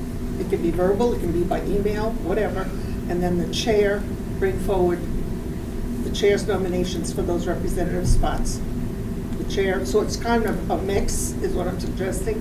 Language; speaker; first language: English; native; English